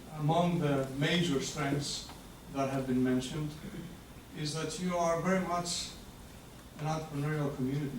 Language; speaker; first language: English; non-native, fluent; Greek